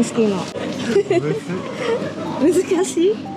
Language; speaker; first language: Japanese; non-native, learner; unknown